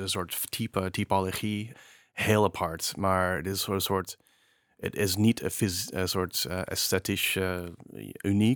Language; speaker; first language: Dutch; non-native, fluent; English